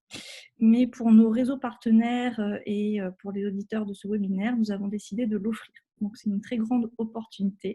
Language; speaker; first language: French; native; French